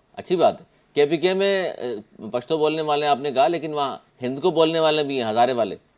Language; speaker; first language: Urdu; native; Urdu